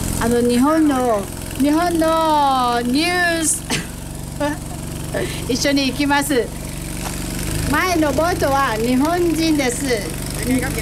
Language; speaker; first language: Japanese; non-native, learner; Thai